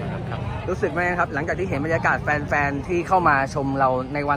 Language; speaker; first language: Thai; native; Thai